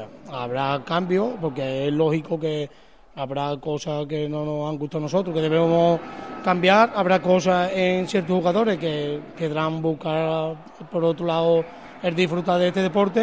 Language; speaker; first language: Spanish; native; Spanish